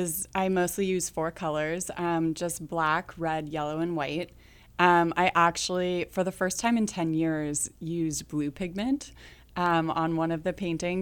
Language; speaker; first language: English; native; English